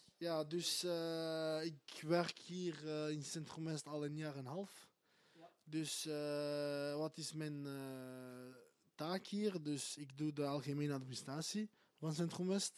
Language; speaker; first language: Dutch; non-native, local second language; French